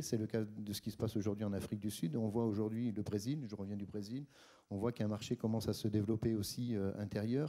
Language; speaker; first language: French; native; French